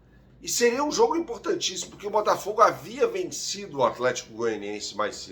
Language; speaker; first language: Portuguese; native; Portuguese